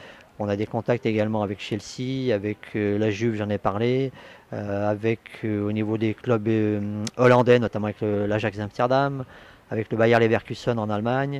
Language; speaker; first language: French; native; French